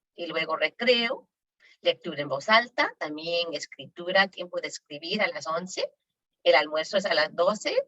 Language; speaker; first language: Spanish; native; Spanish